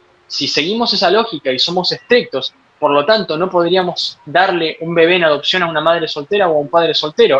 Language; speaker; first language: Spanish; native; Spanish